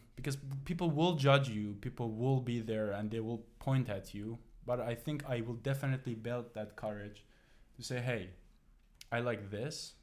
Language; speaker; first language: English; non-native, fluent; Persian